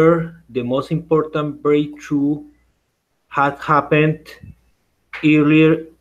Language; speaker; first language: English; non-native, learner; Spanish